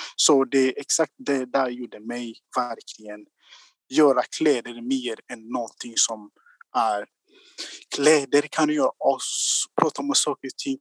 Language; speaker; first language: Swedish; non-native, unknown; Kinyarwanda